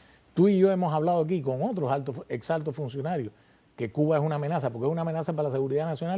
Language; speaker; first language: Spanish; native; Spanish